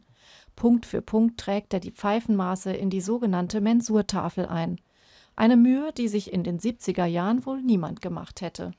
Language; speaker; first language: German; native; German